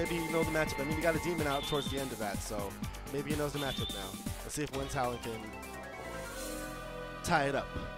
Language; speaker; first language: English; native; English